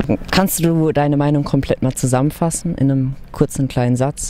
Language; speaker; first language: German; native; German